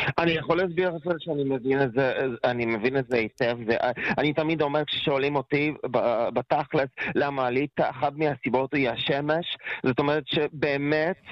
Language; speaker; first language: Hebrew; non-native, fluent; Polish